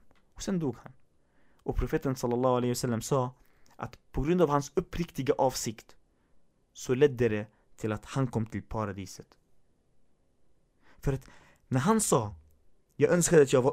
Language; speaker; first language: Swedish; early bilingual, other home language; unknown